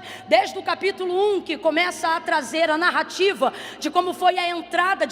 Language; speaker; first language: Portuguese; native; Portuguese